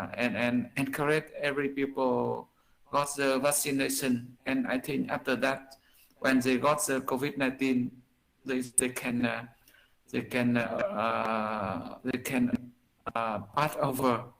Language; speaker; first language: English; non-native, learner; Vietnamese